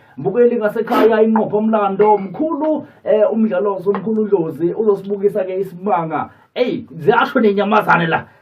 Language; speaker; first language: Zulu; native; Zulu